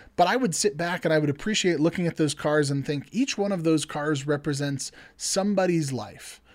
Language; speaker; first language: English; native; English